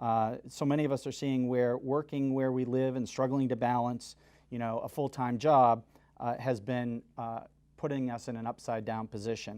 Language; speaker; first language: English; native; English